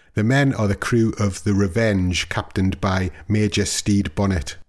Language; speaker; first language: English; native; English